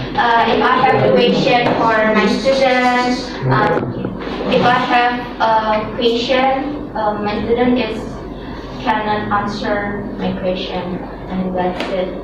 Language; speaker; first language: English; non-native, learner; Indonesian